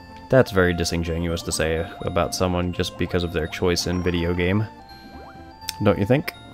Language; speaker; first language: English; native; English